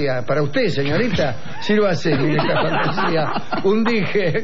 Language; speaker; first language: Spanish; native; Spanish